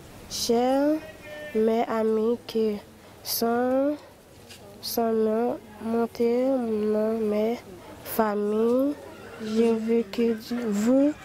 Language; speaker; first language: French; non-native, learner; Haitian Creole